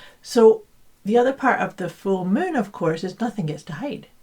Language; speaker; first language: English; native; English